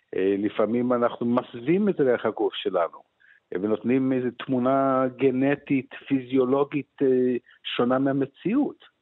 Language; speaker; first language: Hebrew; non-native, fluent; English